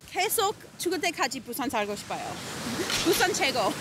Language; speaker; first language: Korean; non-native, learner; English